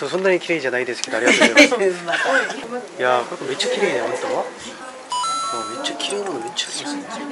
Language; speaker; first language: Japanese; non-native, learner; Korean